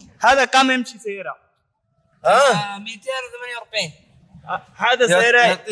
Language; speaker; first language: Arabic; non-native, learner; Bangla